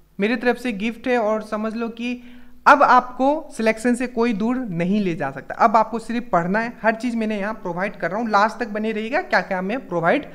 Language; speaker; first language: Hindi; native; Hindi